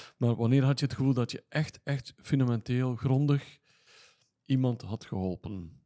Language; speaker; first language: Dutch; native; Dutch